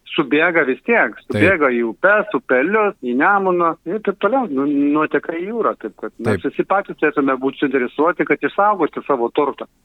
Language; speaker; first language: Lithuanian; native; Lithuanian